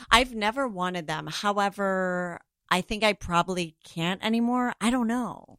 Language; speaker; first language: English; native; English